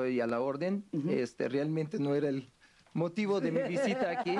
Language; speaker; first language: Spanish; non-native, fluent; Uzbek